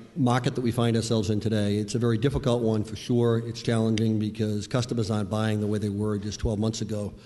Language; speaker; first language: English; native; English